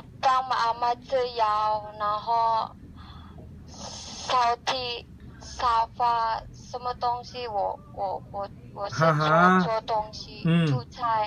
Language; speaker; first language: Chinese; non-native, learner; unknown